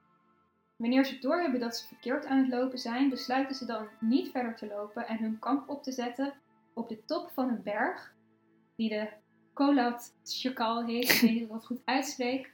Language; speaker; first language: Dutch; native; Dutch